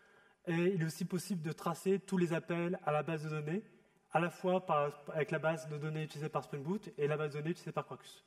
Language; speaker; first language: French; native; French